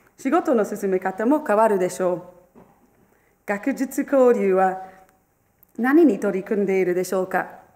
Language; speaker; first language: Japanese; non-native, fluent; English